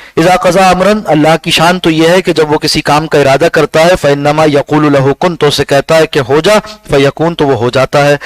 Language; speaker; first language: Urdu; native; Urdu